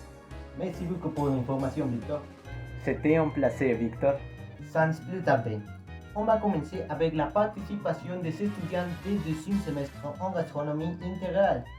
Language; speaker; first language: French; non-native, learner; Spanish